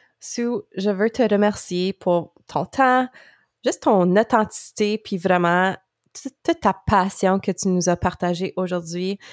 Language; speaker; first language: French; native; French